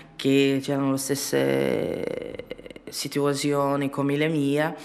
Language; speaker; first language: Italian; non-native, fluent; Arabic